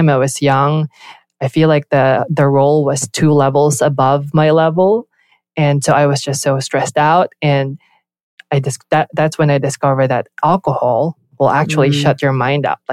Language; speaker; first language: English; non-native, local second language; Filipino